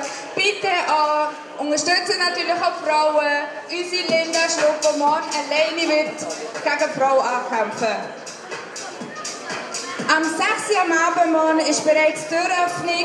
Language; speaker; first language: German; native; German